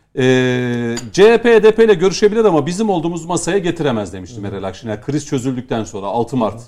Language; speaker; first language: Turkish; native; Turkish